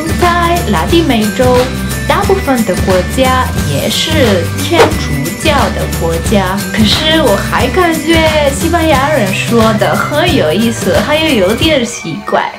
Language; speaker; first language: Chinese; non-native, fluent; Spanish